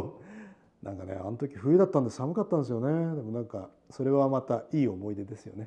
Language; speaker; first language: Japanese; native; Japanese